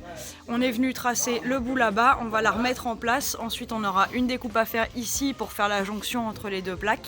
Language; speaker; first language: French; native; French